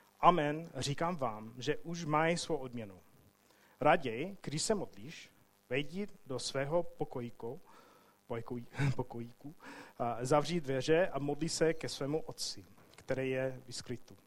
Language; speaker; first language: Czech; non-native, fluent; English